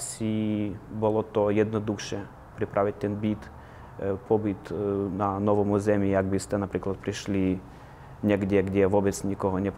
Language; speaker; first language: Slovak; non-native, fluent; Ukrainian